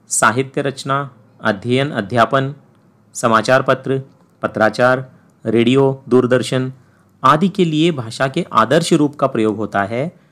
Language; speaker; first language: Hindi; native; Hindi